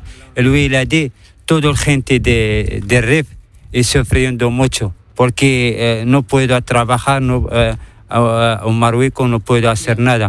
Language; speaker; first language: Spanish; non-native, learner; Arabic